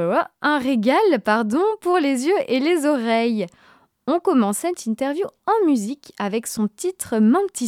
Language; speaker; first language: French; native; French